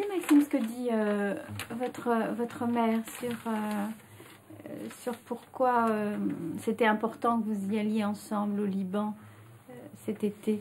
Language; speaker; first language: French; native; French